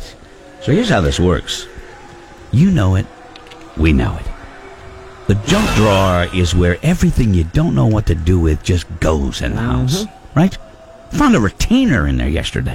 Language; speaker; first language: English; native; English